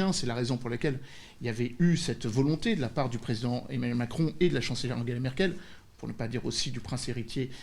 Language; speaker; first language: French; native; French